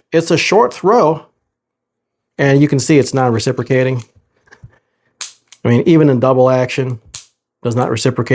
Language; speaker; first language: English; native; English